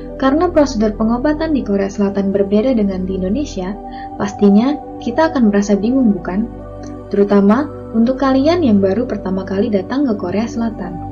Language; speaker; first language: Indonesian; native; Indonesian